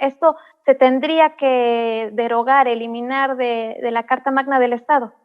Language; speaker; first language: Spanish; native; Spanish